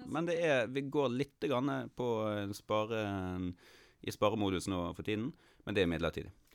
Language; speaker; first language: Norwegian; native; Norwegian